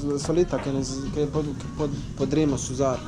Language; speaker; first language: Spanish; non-native, learner; Bosnian